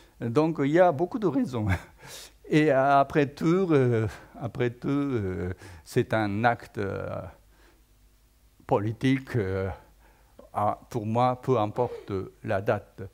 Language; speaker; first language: French; non-native, fluent; Japanese